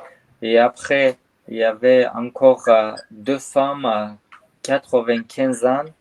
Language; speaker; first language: French; non-native, learner; Armenian